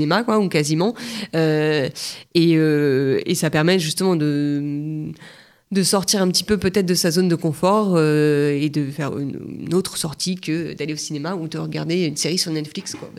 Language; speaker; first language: French; native; French